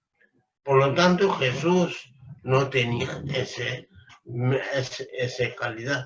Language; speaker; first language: Spanish; non-native, fluent; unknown